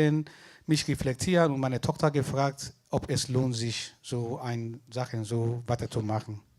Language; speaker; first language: German; non-native, fluent; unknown